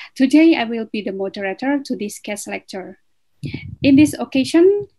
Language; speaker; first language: English; non-native, fluent; Indonesian